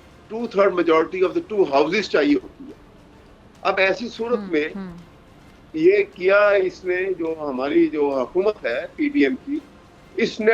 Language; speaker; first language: Urdu; native; Urdu